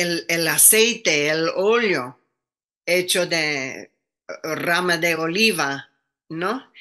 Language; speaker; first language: Spanish; non-native, fluent; English